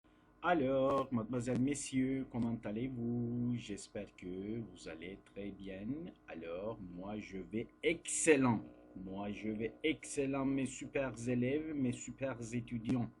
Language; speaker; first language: French; non-native, fluent; Turkish